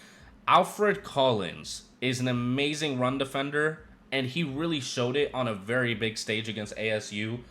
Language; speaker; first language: English; native; English